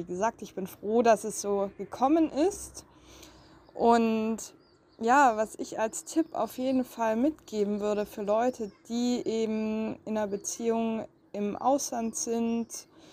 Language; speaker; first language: German; native; German